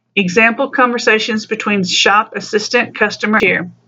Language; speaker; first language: Spanish; non-native, learner; English